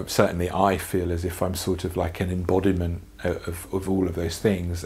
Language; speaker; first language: English; native; English